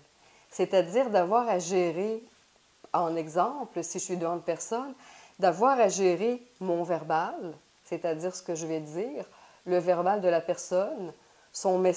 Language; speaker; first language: French; native; French